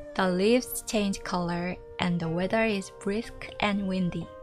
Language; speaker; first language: English; non-native, fluent; Korean